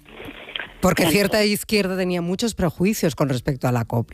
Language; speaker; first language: Spanish; native; Spanish